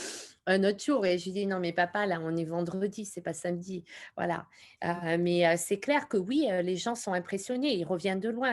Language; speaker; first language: French; native; French